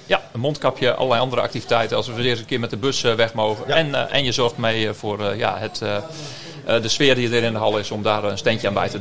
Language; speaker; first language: Dutch; native; Dutch